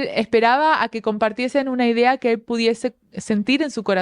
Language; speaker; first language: Spanish; native; Spanish